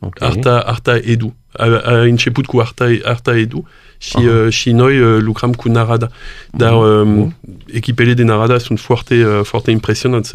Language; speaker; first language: Romanian; non-native, learner; French